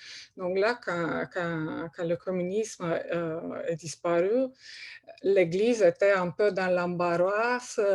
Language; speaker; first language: French; non-native, fluent; Romanian